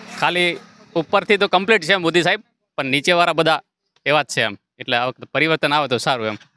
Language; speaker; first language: Gujarati; non-native, local second language; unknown